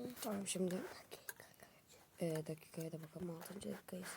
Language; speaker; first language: Turkish; native; Turkish